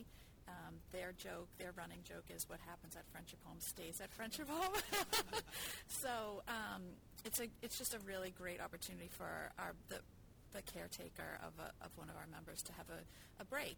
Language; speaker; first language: English; native; English